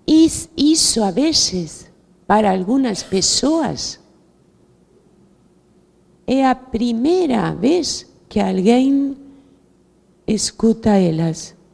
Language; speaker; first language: Portuguese; non-native, fluent; Spanish